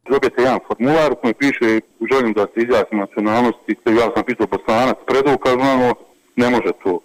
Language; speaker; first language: Bosnian; native; Bosnian